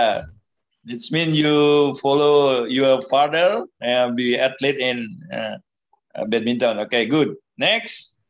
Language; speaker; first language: English; non-native, learner; Indonesian